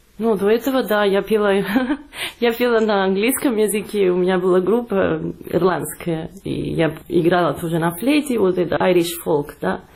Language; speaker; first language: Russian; non-native, fluent; Catalan